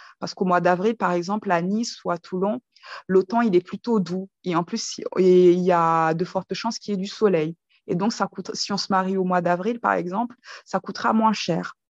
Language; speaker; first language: French; early bilingual, other home language; Kinyarwanda